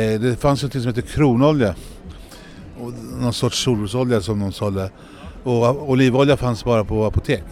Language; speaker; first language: Swedish; early bilingual, other home language; Greek